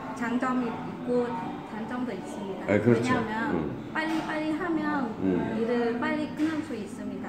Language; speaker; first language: Korean; non-native, learner; Vietnamese